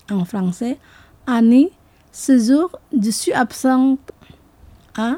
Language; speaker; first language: French; non-native, fluent; Indonesian